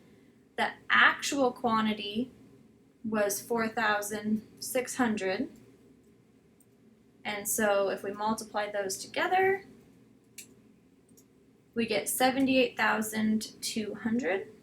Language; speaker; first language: English; native; English